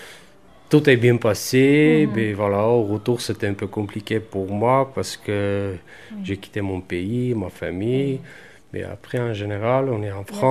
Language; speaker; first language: French; non-native, fluent; Armenian